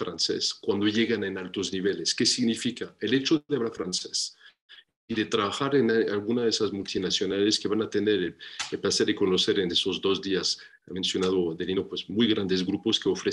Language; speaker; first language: Spanish; non-native, fluent; French